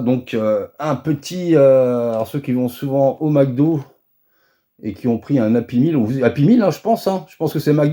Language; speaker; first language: French; native; French